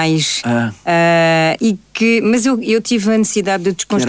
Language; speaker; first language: Portuguese; native; Portuguese